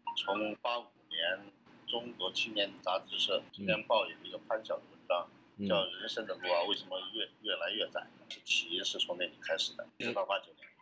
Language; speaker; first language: Chinese; native; Chinese